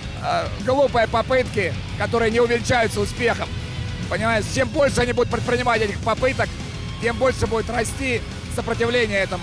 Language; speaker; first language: Russian; native; Russian